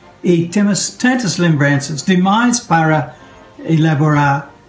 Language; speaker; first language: Portuguese; non-native, fluent; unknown